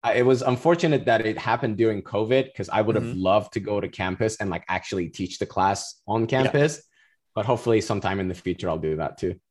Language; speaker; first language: English; non-native, fluent; Turkish